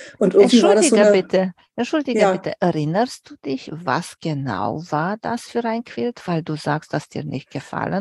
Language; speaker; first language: German; non-native, fluent; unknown